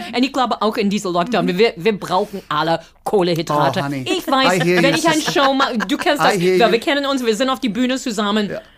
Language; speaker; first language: German; non-native, fluent; English